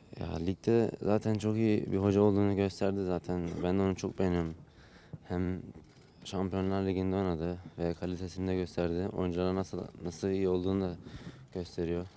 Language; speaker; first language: Turkish; early bilingual, heritage; Turkish